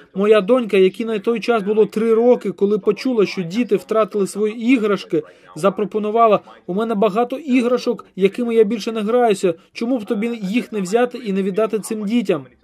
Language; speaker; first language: Ukrainian; non-native, fluent; Arabic